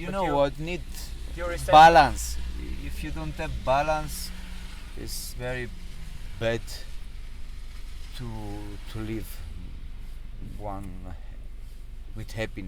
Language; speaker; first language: English; non-native, learner; Italian